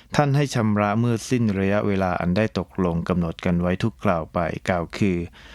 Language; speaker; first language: Thai; native; Thai